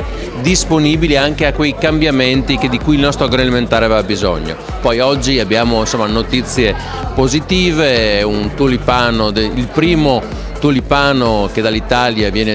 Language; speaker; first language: Italian; native; Italian